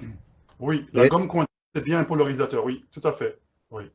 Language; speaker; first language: French; native; French